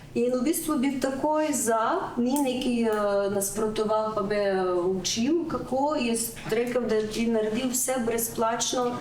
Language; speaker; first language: Slovenian; non-native, fluent; Ukrainian